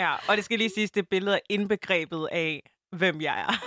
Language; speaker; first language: Danish; early bilingual, other home language; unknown